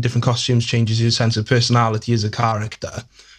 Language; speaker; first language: English; native; English